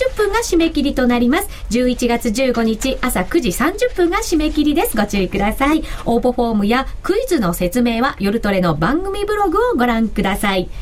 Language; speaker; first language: Japanese; native; Japanese